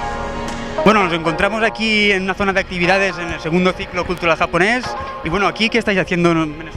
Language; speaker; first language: Spanish; native; Spanish